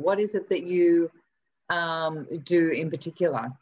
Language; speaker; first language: English; native; English